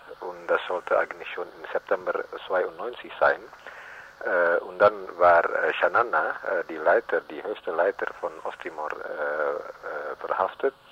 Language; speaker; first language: German; non-native, learner; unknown